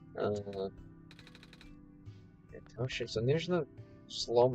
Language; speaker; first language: Russian; non-native, learner; English